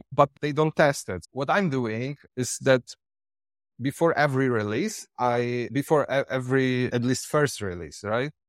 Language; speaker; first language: English; non-native, fluent; Polish